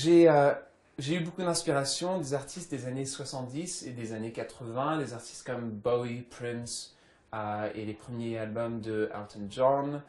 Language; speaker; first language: French; early bilingual, other home language; English